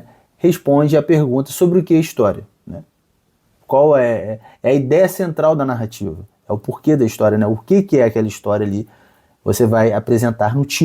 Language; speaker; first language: Portuguese; native; Portuguese